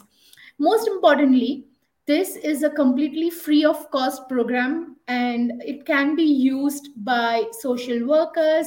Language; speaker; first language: English; non-native, local second language; Hindi